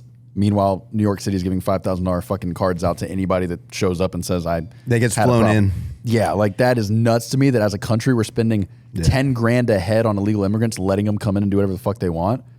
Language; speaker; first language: English; native; English